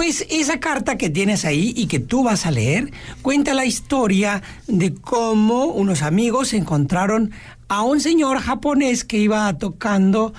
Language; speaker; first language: Spanish; native; Spanish